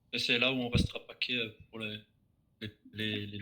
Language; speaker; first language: French; native; French